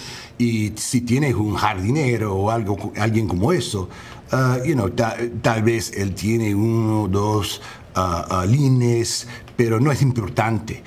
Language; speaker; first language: Spanish; non-native, learner; English